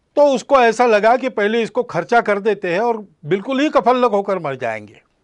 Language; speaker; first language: Hindi; non-native, local second language; Marathi